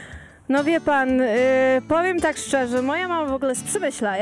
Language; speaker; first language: Polish; early bilingual, heritage; Polish